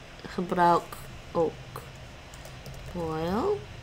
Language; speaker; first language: Dutch; non-native, learner; English